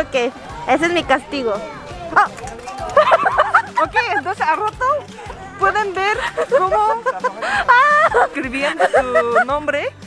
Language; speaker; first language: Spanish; early bilingual, other home language; Korean